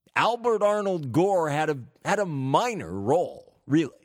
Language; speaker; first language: English; native; English